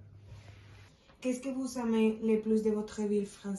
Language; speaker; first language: French; non-native, fluent; Spanish